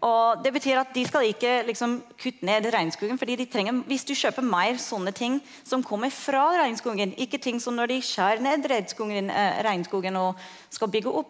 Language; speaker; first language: Norwegian; non-native, fluent; English